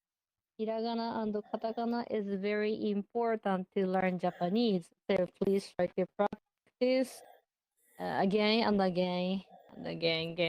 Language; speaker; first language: English; non-native, learner; Japanese